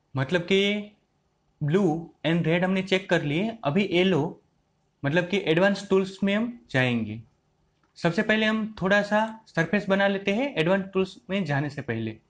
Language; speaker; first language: Hindi; native; Hindi